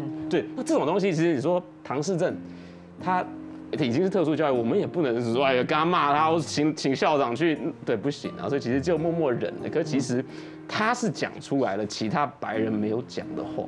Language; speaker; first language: Chinese; native; Chinese